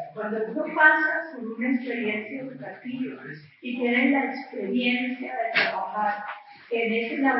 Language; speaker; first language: Spanish; native; Spanish